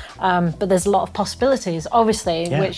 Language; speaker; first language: English; native; English